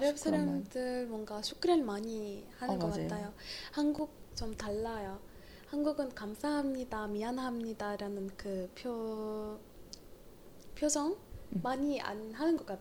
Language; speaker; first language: Korean; non-native, learner; Arabic